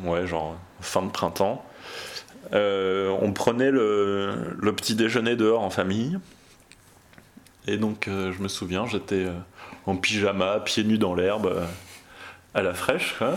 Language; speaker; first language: French; native; French